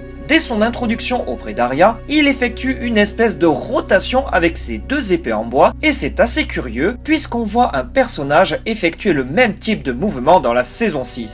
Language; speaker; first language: French; native; French